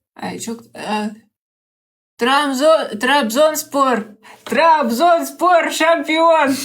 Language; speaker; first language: Turkish; non-native, learner; Russian